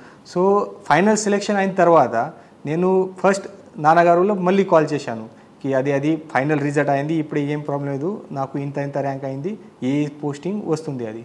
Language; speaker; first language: Telugu; non-native, learner; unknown